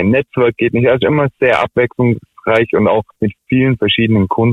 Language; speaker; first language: German; native; German